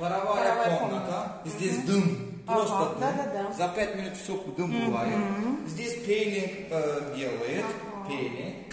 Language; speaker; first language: Russian; non-native, learner; Turkish